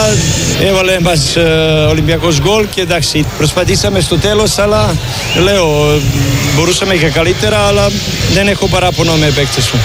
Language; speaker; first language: Greek; non-native, fluent; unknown